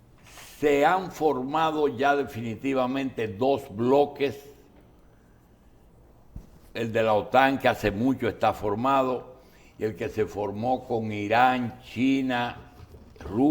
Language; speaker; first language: Spanish; native; Spanish